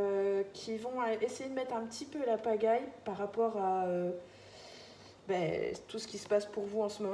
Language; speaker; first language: French; native; French